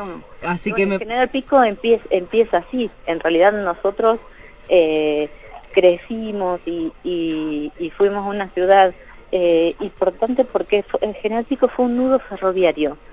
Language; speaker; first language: Spanish; native; Spanish